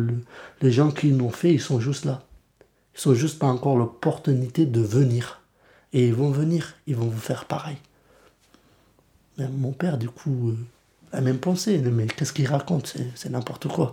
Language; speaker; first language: French; early bilingual, other home language; Kurdish